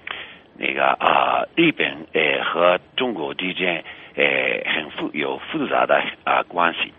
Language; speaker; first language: Chinese; non-native, fluent; Japanese